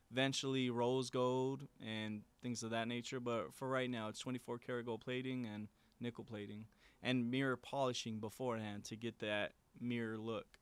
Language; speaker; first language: English; native; English